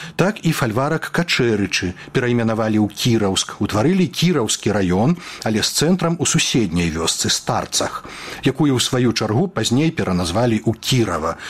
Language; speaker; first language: Belarusian; native; Belarusian